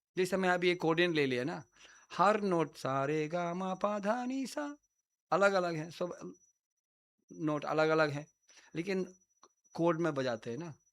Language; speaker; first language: Hindi; non-native, fluent; Russian